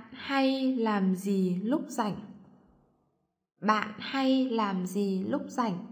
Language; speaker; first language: Vietnamese; native; Vietnamese